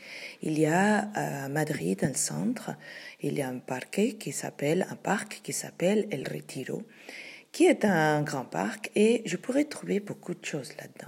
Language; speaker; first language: French; non-native, fluent; Spanish